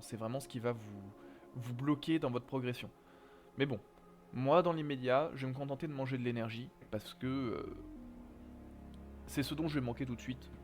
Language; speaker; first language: French; native; French